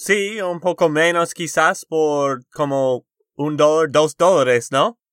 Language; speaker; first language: Spanish; non-native, fluent; English